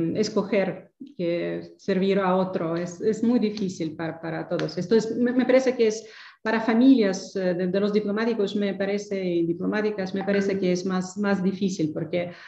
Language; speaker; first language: Spanish; non-native, fluent; Ukrainian